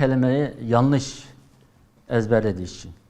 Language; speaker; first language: Turkish; non-native, learner; Uyghur